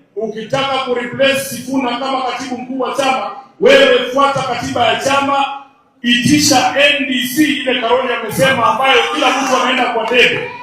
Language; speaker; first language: Swahili; non-native, local second language; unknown